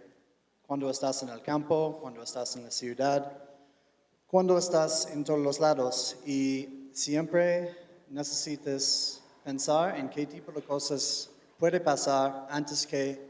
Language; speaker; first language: Spanish; non-native, fluent; English